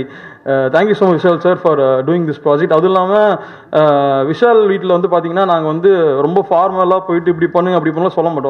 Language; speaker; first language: Tamil; native; Tamil